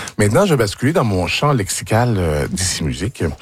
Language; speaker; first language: French; native; French